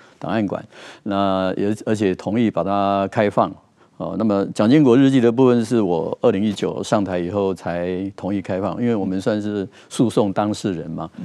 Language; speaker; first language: Chinese; native; Chinese